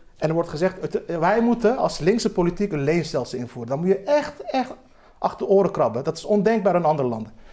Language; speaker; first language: Dutch; early bilingual, other home language; Turkish